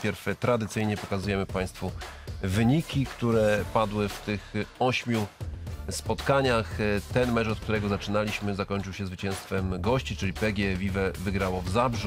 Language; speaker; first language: Polish; native; Polish